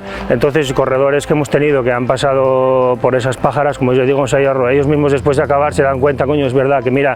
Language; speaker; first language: Spanish; native; Spanish